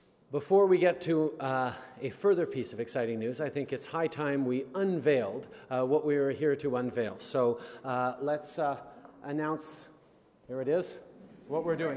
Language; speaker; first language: English; early bilingual, other home language; French